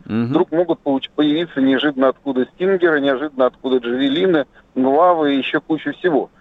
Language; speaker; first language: Russian; native; Russian